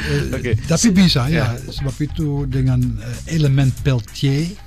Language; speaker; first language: Indonesian; non-native, fluent; Dutch